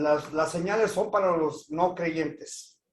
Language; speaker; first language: Spanish; native; Spanish